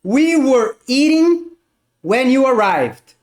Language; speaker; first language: English; non-native, fluent; Portuguese